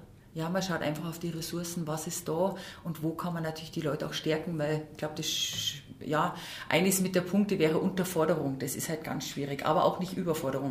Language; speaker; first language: German; native; German